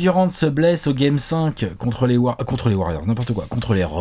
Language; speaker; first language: French; native; French